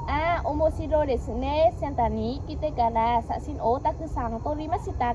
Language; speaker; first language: Japanese; non-native, learner; Vietnamese